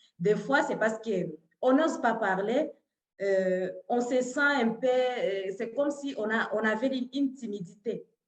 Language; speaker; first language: French; non-native, local second language; Swahili